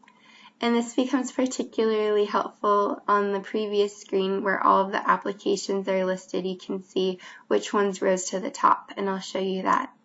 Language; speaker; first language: English; native; English